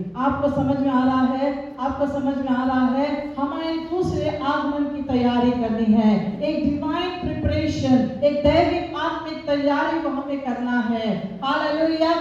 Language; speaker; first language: Hindi; native; Hindi